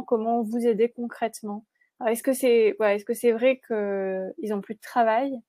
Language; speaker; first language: French; native; French